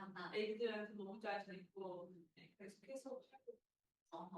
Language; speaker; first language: Korean; non-native, fluent; Turkish